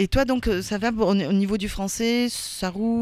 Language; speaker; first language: French; native; French